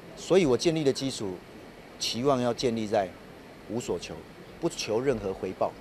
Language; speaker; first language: Chinese; non-native, local second language; Min Nan Chinese